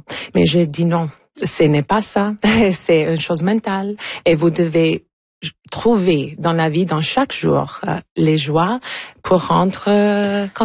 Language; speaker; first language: French; non-native, fluent; Italian